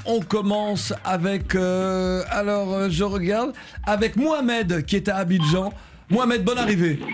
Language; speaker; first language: French; native; French